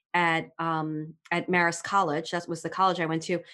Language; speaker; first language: English; native; English